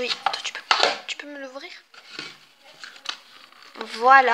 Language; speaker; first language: French; native; French